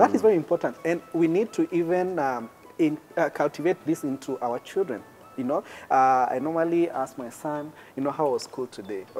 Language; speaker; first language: English; non-native, local second language; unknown